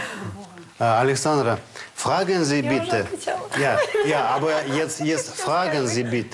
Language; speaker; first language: German; non-native, fluent; Russian